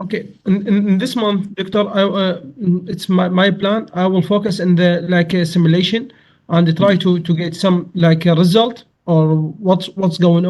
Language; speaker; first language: English; non-native, learner; Arabic